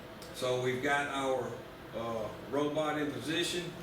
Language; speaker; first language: English; native; English